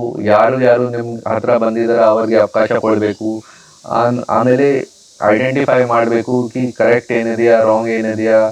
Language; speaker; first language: Kannada; non-native, local second language; Hindi